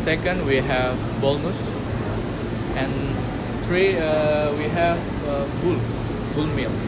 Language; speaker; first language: English; non-native, learner; Indonesian